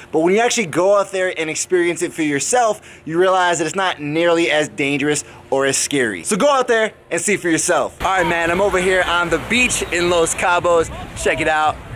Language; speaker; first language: English; native; English